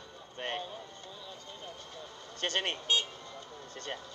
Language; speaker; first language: Chinese; non-native, learner; English